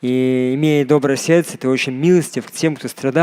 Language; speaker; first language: Russian; native; Russian